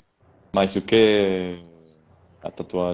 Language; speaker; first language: Portuguese; non-native, fluent; Spanish